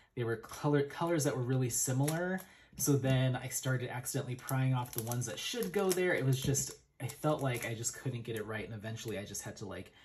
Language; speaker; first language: English; native; English